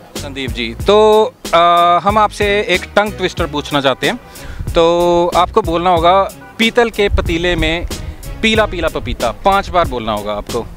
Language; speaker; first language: Hindi; native; Hindi